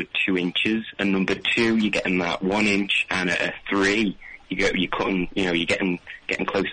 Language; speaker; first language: English; native; English